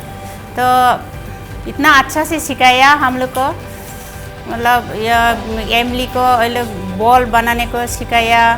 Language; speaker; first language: Hindi; non-native, local second language; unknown